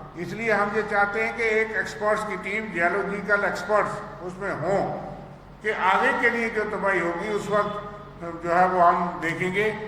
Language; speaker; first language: Urdu; non-native, local second language; Dogri